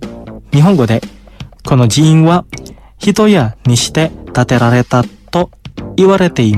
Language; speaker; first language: Japanese; non-native, fluent; Indonesian